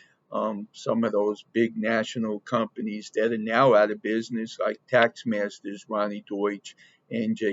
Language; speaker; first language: English; native; English